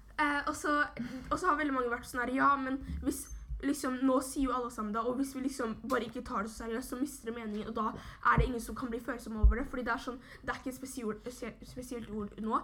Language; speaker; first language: Norwegian; early bilingual, other home language; Somali